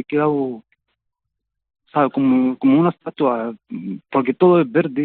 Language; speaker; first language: Spanish; non-native, fluent; Arabic